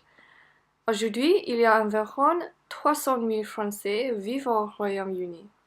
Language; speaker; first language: French; non-native, learner; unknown